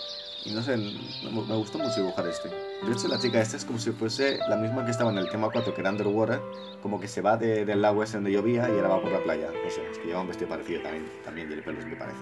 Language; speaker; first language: Spanish; native; Spanish